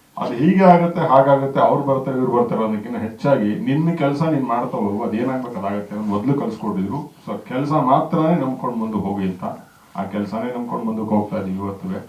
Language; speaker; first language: Kannada; native; Kannada